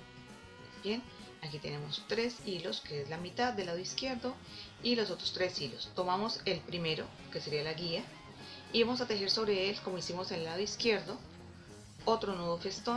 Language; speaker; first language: Spanish; native; Spanish